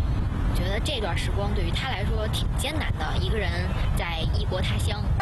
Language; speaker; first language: Chinese; native; Chinese